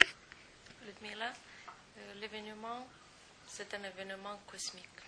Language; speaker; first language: French; non-native, fluent; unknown